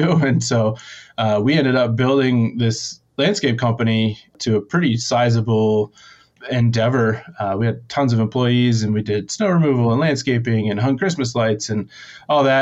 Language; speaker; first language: English; native; English